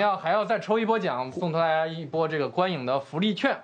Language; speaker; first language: Chinese; native; Chinese